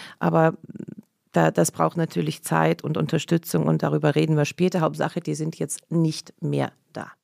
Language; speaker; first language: German; non-native, fluent; Russian